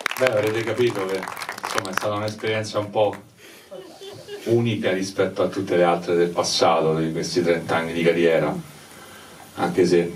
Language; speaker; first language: Italian; native; Italian